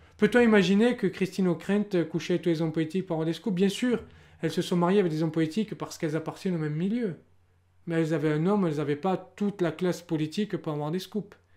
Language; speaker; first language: French; native; French